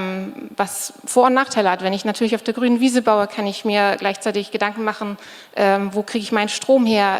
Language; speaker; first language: German; native; German